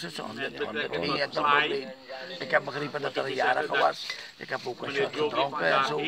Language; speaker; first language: Dutch; non-native, local second language; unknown